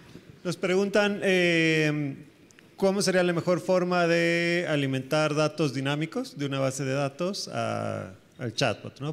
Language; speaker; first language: Spanish; native; Spanish